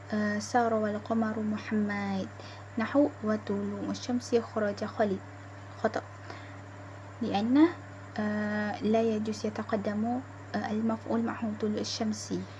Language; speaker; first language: Arabic; non-native, learner; Malay